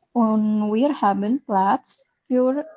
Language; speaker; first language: German; non-native, learner; Indonesian